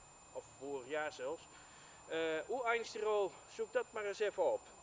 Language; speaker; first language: Dutch; native; Dutch